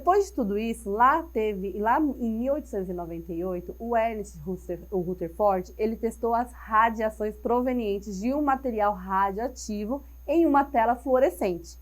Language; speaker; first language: Portuguese; native; Portuguese